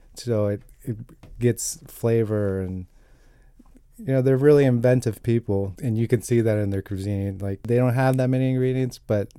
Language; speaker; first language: English; non-native, fluent; Italian